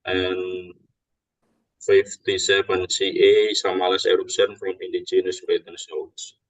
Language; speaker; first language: English; non-native, learner; Indonesian